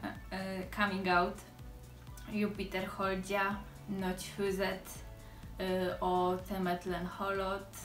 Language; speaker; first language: Hungarian; non-native, learner; Polish